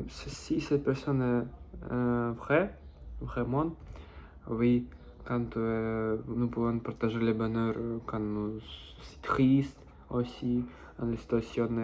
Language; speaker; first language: French; non-native, learner; Russian